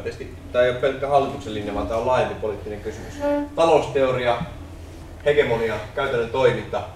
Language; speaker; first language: Finnish; native; Finnish